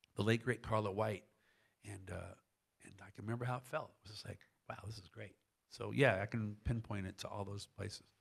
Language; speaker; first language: English; native; English